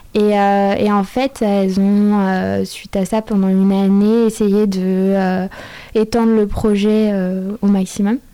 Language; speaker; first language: French; native; French